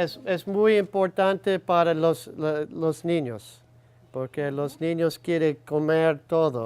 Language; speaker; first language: Spanish; non-native, learner; English